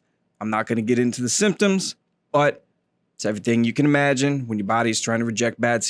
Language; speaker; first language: English; native; English